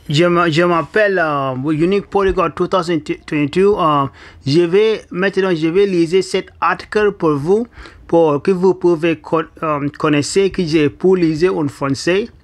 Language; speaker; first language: French; non-native, learner; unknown